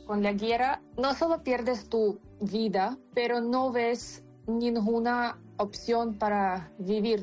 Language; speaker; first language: Spanish; non-native, fluent; Ukrainian